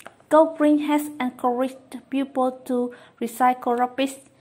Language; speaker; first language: English; non-native, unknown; Vietnamese